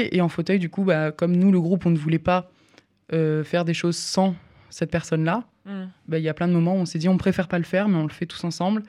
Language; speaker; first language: French; native; French